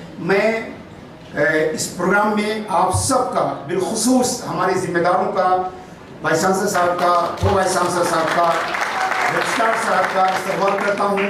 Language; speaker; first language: Urdu; native; Urdu